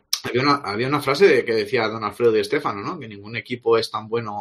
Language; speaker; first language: Spanish; native; Spanish